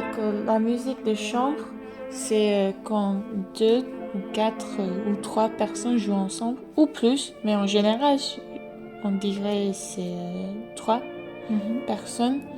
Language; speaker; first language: French; non-native, fluent; English